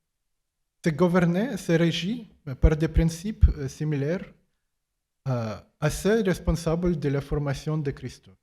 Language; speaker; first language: French; non-native, fluent; Ukrainian